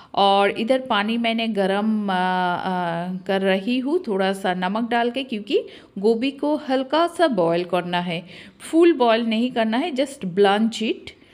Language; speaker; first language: Hindi; non-native, local second language; Bangla